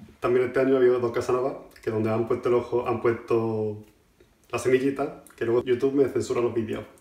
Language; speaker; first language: Spanish; native; Spanish